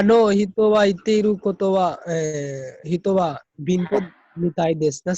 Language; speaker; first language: Japanese; non-native, learner; Hindi